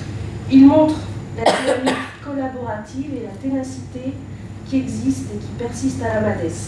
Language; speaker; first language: French; native; French